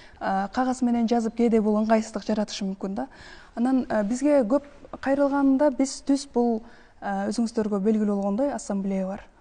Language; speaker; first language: Kyrgyz; native; Kyrgyz